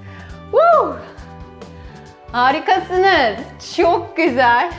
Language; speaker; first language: Turkish; non-native, fluent; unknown